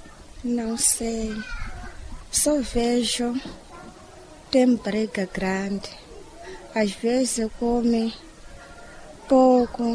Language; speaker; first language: Portuguese; non-native, local second language; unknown